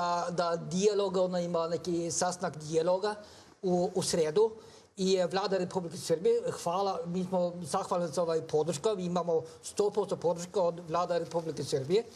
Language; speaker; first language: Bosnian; non-native, fluent; Norwegian